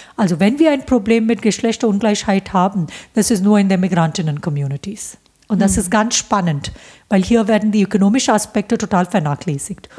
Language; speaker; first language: German; non-native, fluent; Hindi